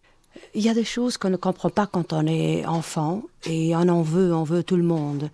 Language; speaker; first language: French; non-native, fluent; Portuguese